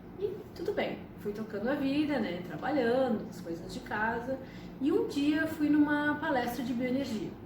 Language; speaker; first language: Portuguese; early bilingual, other home language; Spanish